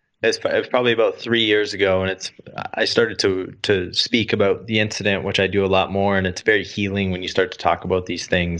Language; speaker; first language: English; native; English